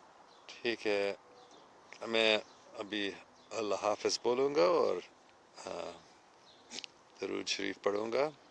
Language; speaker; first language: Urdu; non-native, fluent; English